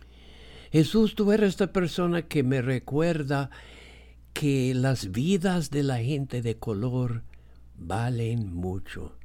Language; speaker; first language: Spanish; non-native, fluent; English